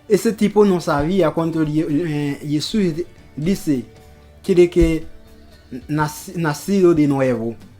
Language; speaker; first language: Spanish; non-native, local second language; Haitian Creole